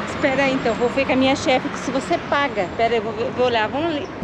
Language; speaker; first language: Portuguese; native; Portuguese